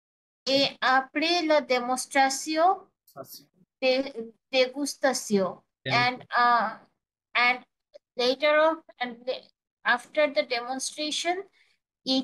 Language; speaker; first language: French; non-native, learner; Bangla